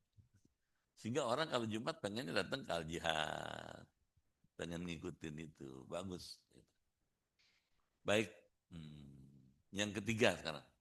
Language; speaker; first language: Indonesian; native; Indonesian